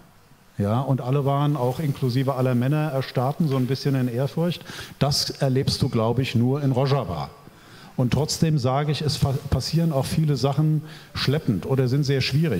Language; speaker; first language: German; non-native, fluent; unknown